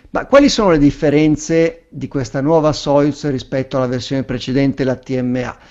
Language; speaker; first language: Italian; native; Italian